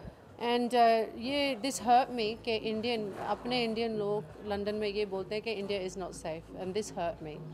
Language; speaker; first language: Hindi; early bilingual, heritage; English